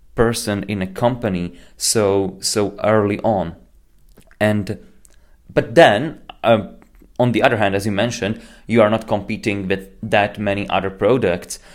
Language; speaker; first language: English; non-native, fluent; Slovak